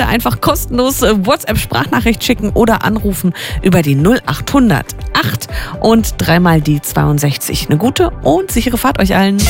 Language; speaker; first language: German; native; German